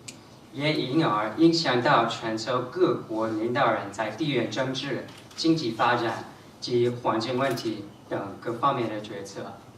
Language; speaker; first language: Chinese; non-native, fluent; English